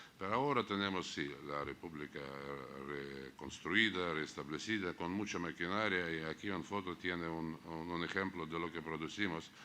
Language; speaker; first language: Spanish; non-native, fluent; Russian